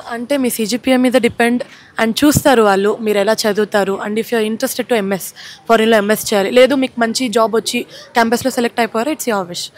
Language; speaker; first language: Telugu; native; Telugu